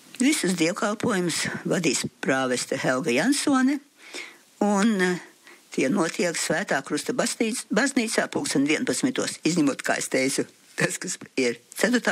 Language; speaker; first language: Latvian; early bilingual, heritage; Latvian